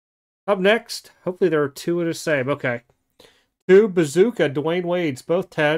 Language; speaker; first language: English; native; English